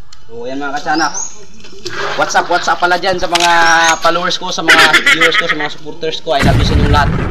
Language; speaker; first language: Filipino; non-native, local second language; Cebuano